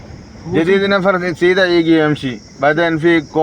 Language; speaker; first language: Arabic; non-native, learner; Malayalam